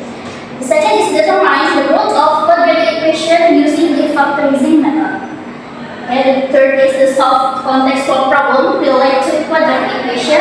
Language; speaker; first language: English; non-native, learner; Indonesian